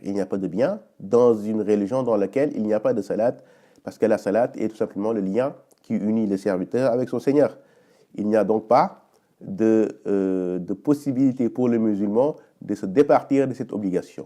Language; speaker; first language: French; native; French